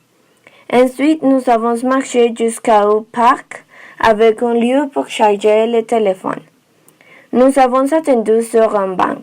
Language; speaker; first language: French; non-native, learner; Spanish